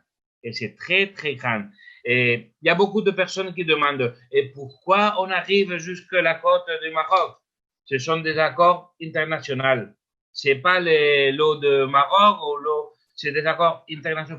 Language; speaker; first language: French; non-native, learner; Spanish